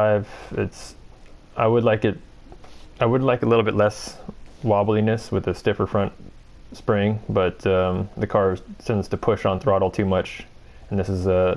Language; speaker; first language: English; native; English